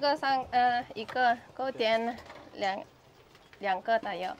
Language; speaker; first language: Chinese; non-native, fluent; Indonesian